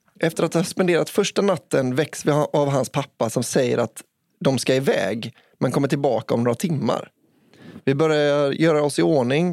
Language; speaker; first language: Swedish; native; Swedish